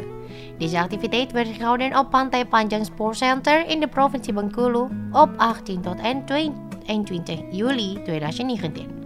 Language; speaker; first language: Dutch; non-native, fluent; Indonesian